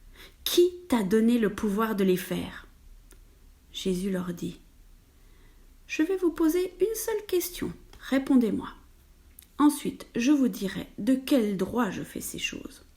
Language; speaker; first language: French; native; French